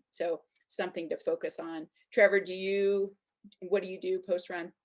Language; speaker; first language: English; native; English